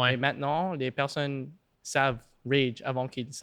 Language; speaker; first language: French; non-native, local second language; English